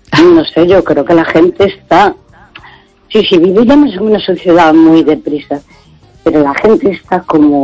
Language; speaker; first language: Spanish; native; Spanish